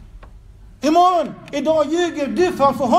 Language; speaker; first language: Swedish; non-native, fluent; Arabic